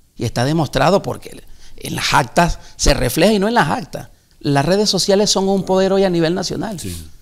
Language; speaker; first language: Spanish; native; Spanish